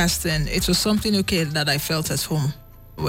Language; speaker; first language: English; non-native, local second language; Igbo